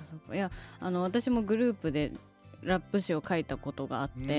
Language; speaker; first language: Japanese; native; Japanese